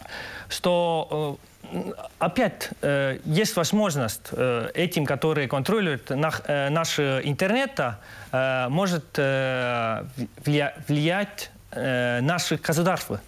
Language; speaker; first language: Russian; non-native, local second language; Estonian